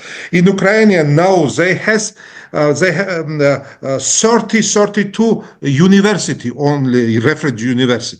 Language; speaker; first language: English; non-native, learner; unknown